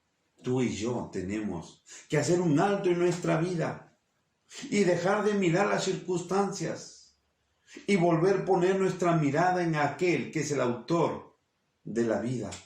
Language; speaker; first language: Spanish; native; Spanish